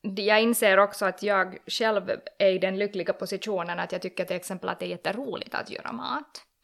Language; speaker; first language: Swedish; native; Swedish